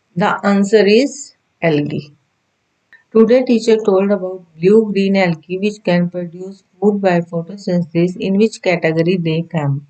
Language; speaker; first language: English; non-native, local second language; Punjabi